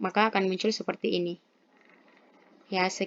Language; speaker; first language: Indonesian; native; Indonesian